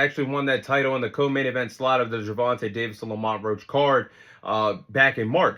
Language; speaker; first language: English; native; English